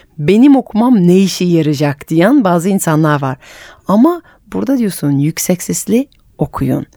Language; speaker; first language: Turkish; non-native, fluent; French